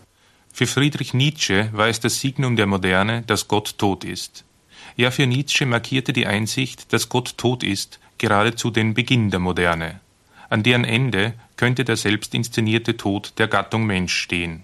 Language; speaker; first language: German; native; German